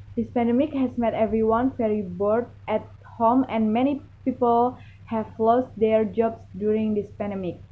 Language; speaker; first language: English; non-native, learner; Indonesian